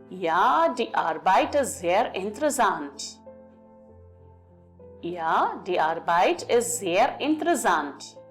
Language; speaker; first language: German; non-native, fluent; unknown